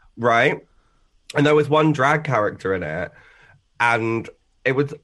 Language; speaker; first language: English; native; English